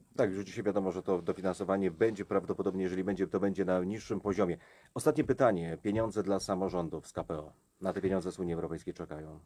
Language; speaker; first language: Polish; native; Polish